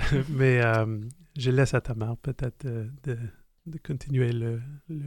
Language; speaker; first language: French; non-native, fluent; English